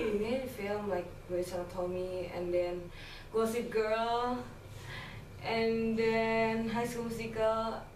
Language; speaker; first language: English; non-native, learner; Indonesian